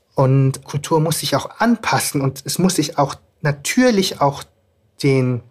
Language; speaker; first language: German; native; German